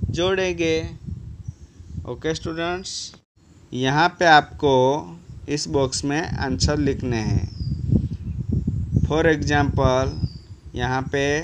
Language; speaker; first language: Hindi; non-native, local second language; Gujarati